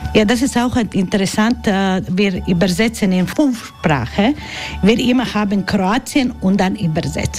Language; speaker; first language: German; non-native, learner; Croatian